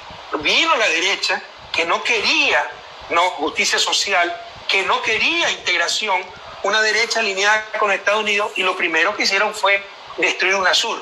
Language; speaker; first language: Spanish; native; Spanish